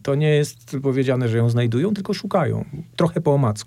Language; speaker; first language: Polish; native; Polish